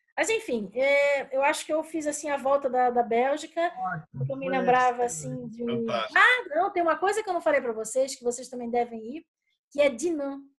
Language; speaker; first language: Portuguese; native; Portuguese